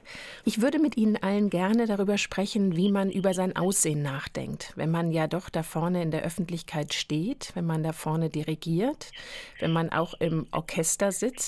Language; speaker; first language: German; native; German